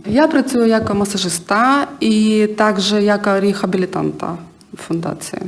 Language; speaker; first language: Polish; non-native, learner; Ukrainian